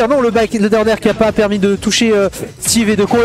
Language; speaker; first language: French; native; French